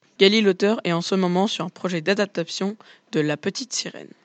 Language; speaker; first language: French; native; French